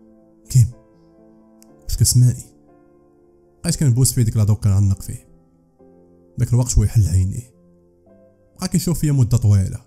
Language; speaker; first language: Arabic; native; Arabic